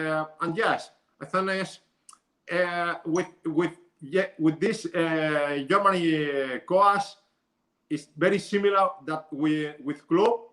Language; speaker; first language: English; non-native, learner; Spanish